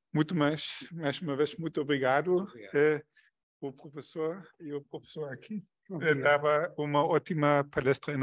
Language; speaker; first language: Portuguese; non-native, fluent; German